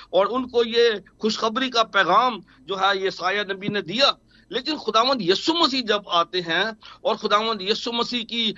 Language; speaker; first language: Urdu; non-native, local second language; Punjabi